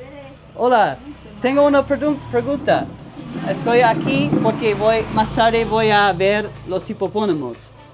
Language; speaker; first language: Spanish; non-native, learner; English